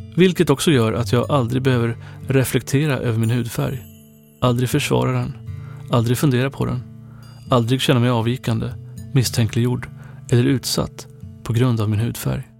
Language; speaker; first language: Swedish; native; Swedish